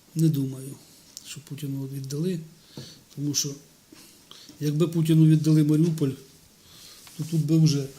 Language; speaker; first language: Ukrainian; non-native, local second language; Russian